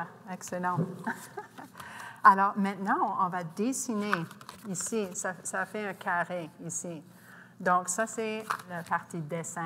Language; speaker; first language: French; non-native, local second language; English